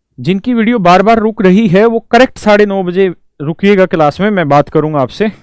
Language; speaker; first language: Hindi; native; Hindi